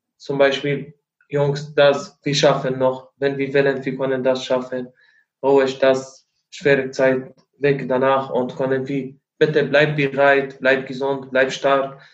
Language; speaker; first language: German; non-native, learner; Arabic